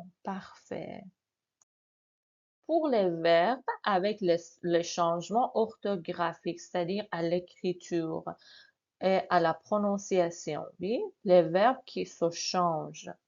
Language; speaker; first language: French; non-native, fluent; Persian